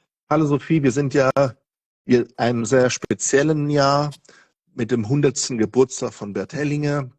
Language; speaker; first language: German; non-native, fluent; Portuguese